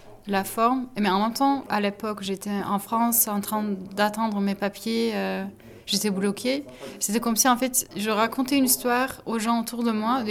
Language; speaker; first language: French; non-native, fluent; Turkish